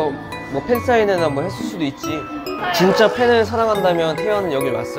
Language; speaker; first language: Korean; native; Korean